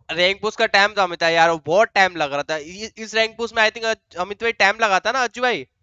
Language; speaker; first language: Hindi; native; Hindi